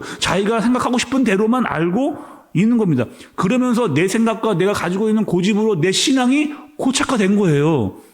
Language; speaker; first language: Korean; native; Korean